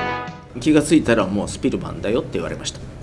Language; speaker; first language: Japanese; native; Japanese